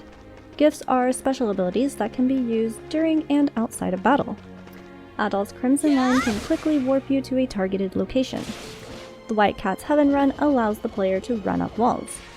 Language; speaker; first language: English; native; English